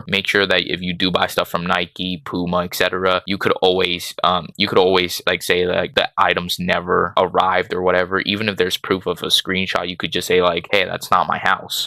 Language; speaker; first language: English; native; English